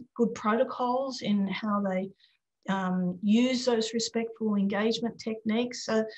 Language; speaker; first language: English; native; English